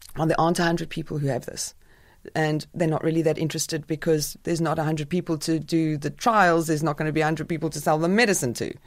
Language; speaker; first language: English; native; English